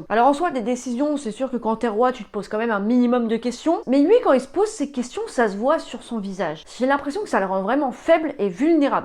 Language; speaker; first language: French; native; French